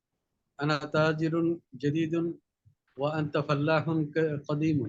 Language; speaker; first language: Arabic; non-native, learner; Bangla